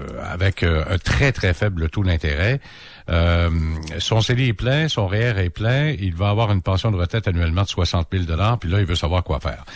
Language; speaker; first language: French; native; French